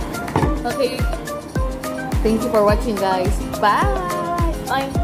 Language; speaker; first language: English; non-native, local second language; Filipino